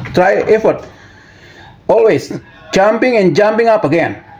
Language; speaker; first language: English; non-native, learner; Indonesian